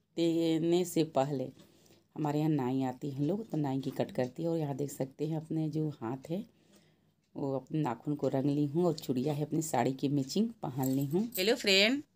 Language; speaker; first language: Hindi; native; Hindi